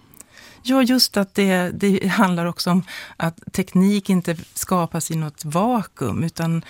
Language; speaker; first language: Swedish; native; Swedish